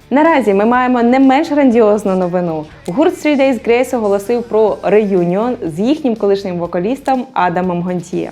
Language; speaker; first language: Ukrainian; native; Ukrainian